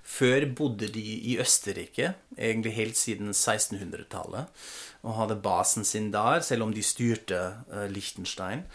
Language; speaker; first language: Norwegian; non-native, fluent; German